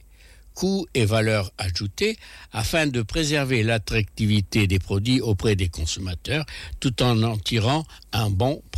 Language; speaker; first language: French; native; French